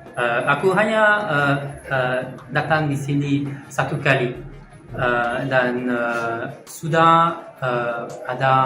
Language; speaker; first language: Indonesian; non-native, learner; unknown